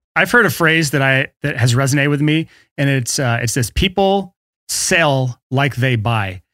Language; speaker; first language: English; native; English